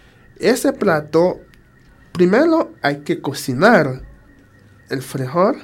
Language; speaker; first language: Spanish; non-native, fluent; Haitian Creole